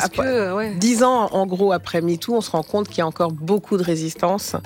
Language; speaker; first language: French; early bilingual, other home language; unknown